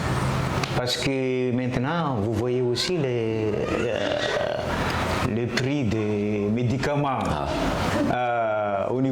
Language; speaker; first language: French; non-native, local second language; Malagasy